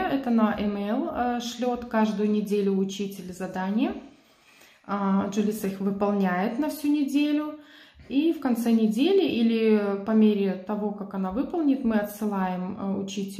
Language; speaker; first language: Russian; native; Russian